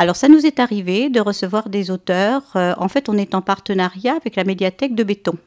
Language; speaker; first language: French; native; French